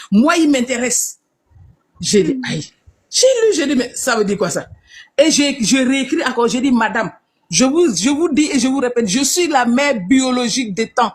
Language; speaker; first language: French; non-native, local second language; Wolof